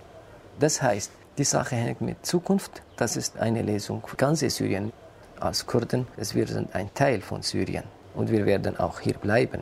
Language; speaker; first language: German; non-native, fluent; Kurdish